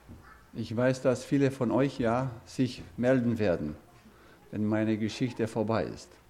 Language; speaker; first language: German; non-native, fluent; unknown